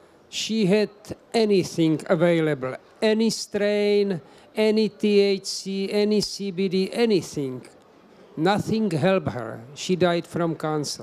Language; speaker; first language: English; non-native, fluent; Czech